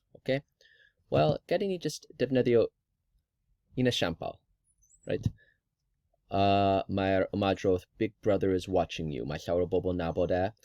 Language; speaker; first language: Welsh; non-native, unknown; English